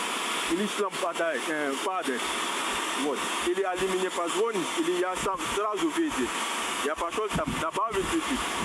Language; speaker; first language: Russian; non-native, learner; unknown